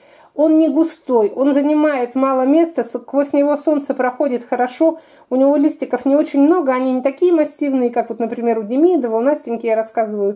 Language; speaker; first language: Russian; native; Russian